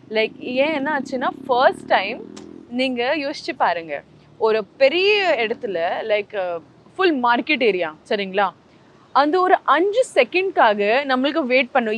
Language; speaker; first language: Tamil; non-native, local second language; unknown